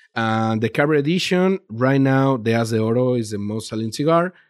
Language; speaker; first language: English; non-native, learner; Spanish